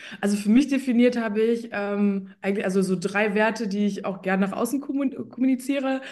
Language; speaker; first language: German; early bilingual, other home language; Polish